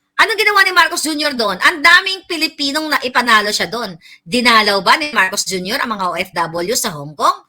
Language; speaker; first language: Filipino; non-native, local second language; Cebuano